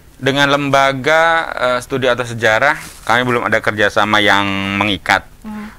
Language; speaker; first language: Indonesian; native; Indonesian